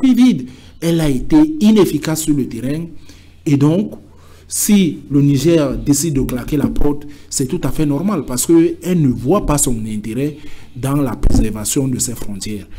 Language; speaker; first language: French; native; French